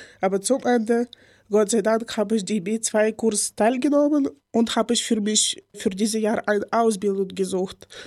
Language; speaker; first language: German; non-native, learner; Ukrainian